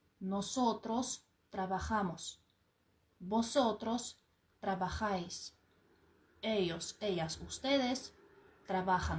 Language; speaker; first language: Spanish; non-native, fluent; Ukrainian